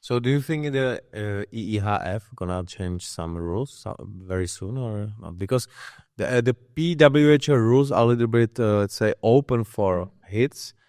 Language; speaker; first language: English; non-native, learner; Czech